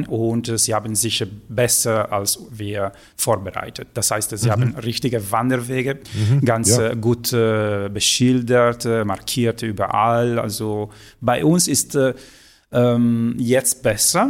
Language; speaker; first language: German; non-native, fluent; Italian